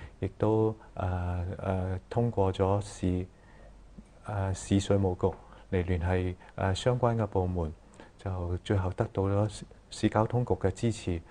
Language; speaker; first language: Cantonese; native; Cantonese